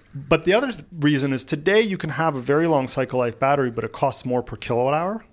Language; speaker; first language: English; early bilingual, other home language; Russian